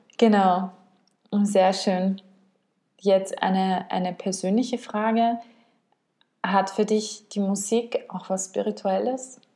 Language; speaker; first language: German; native; German